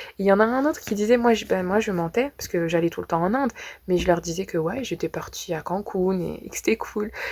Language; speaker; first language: French; native; French